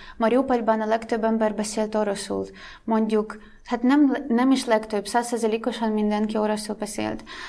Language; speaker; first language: Hungarian; non-native, fluent; Ukrainian